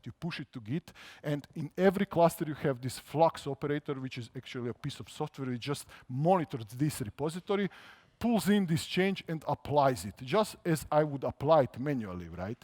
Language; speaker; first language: English; non-native, fluent; Croatian